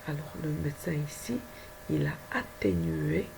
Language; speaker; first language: French; non-native, local second language; Arabic